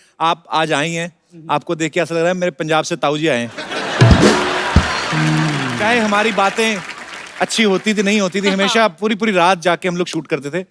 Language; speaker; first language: Hindi; native; Hindi